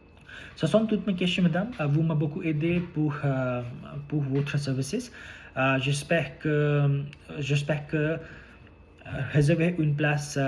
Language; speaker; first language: French; non-native, learner; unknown